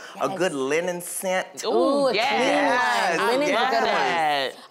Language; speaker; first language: English; native; English